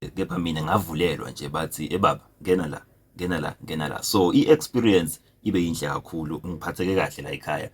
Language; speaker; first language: Zulu; native; Zulu